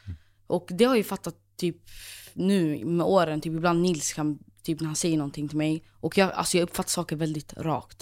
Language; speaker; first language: Swedish; native; Swedish